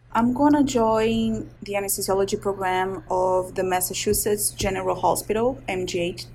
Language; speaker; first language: English; non-native, fluent; Portuguese